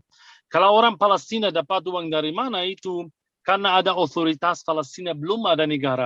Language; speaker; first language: Indonesian; non-native, fluent; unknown